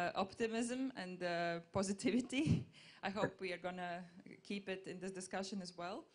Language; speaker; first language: English; non-native, fluent; Latvian